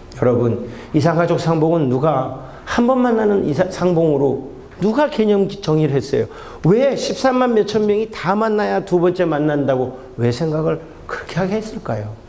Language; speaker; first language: Korean; native; Korean